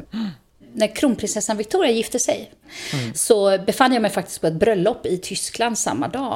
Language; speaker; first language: Swedish; native; Swedish